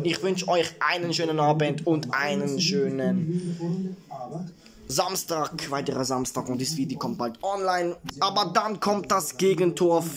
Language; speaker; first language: German; early bilingual, other home language; Italian